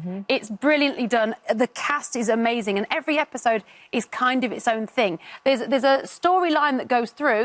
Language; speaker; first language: English; native; English